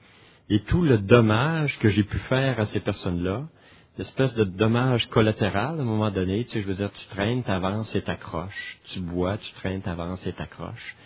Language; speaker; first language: French; native; French